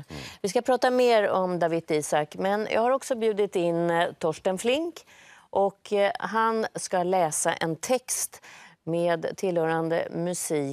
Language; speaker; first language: Swedish; native; Swedish